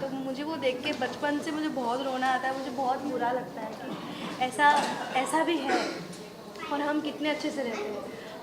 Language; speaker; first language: Hindi; non-native, local second language; Bangla